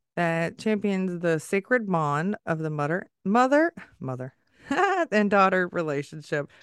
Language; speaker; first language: English; native; English